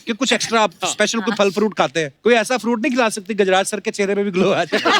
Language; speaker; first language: Hindi; native; Hindi